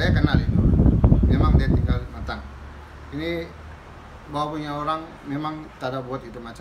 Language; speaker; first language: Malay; non-native, learner; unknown